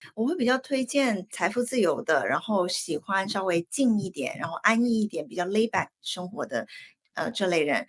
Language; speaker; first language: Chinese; native; Chinese